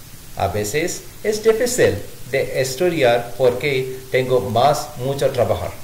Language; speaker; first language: Spanish; non-native, learner; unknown